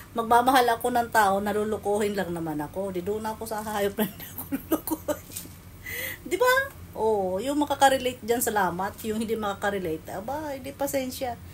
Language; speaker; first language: Filipino; native; Filipino